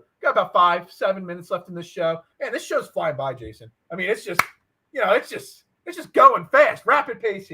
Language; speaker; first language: English; native; English